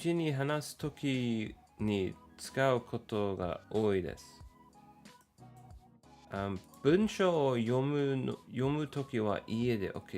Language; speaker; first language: Japanese; non-native, learner; English